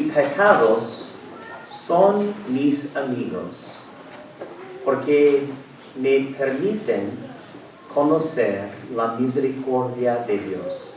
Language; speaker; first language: Spanish; non-native, fluent; English